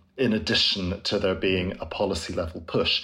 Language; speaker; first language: English; native; English